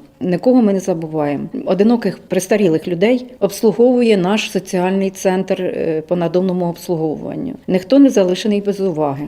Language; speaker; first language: Ukrainian; native; Ukrainian